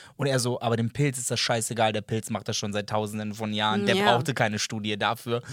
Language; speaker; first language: German; non-native, fluent; Serbian